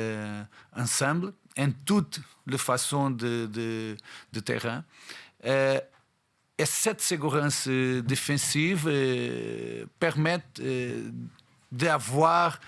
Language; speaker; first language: French; non-native, fluent; Portuguese